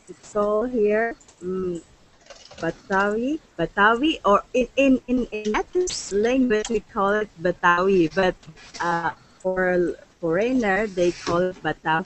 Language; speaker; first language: English; non-native, learner; Indonesian